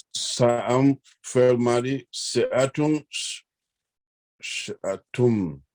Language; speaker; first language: Arabic; non-native, learner; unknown